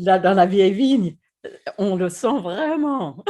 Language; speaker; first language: French; non-native, fluent; Swedish